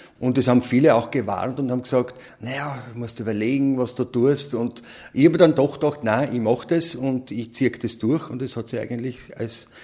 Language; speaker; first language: German; native; German